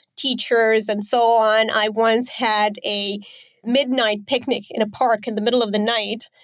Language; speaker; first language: English; non-native, fluent; Romanian